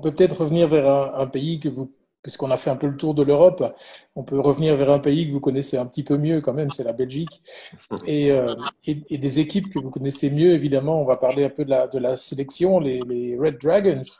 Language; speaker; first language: French; native; French